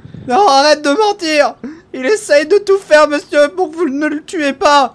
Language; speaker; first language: French; native; French